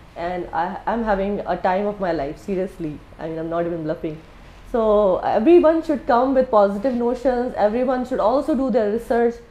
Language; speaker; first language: English; non-native, local second language; Urdu